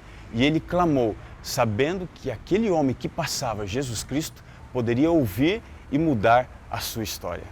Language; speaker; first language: Portuguese; native; Portuguese